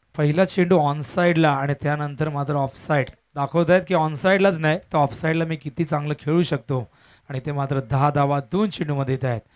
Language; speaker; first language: Marathi; native; Marathi